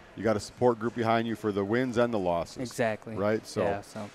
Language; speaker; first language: English; native; English